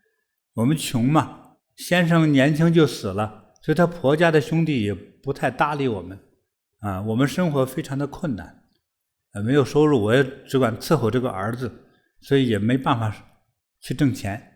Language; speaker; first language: Chinese; native; Chinese